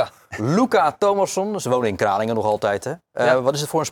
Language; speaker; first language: Dutch; native; Dutch